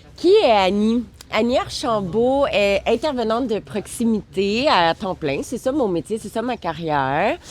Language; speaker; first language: French; native; French